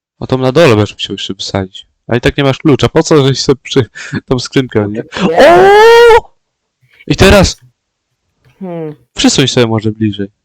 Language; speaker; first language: Polish; native; Polish